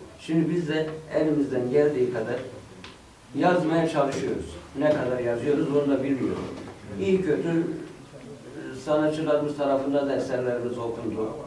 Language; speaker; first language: Turkish; native; Turkish